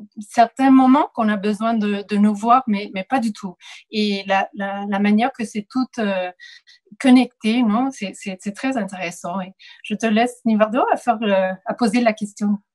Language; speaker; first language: French; non-native, fluent; Spanish